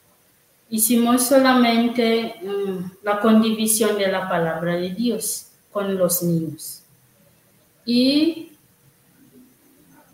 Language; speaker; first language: Spanish; non-native, learner; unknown